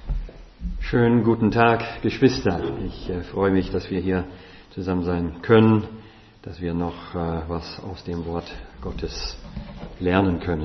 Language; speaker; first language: German; non-native, fluent; English